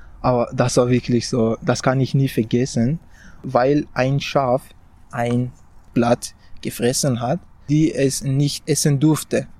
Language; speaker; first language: German; non-native, fluent; Persian